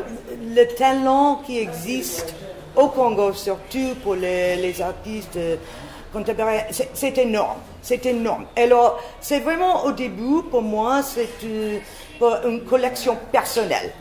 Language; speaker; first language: French; non-native, fluent; English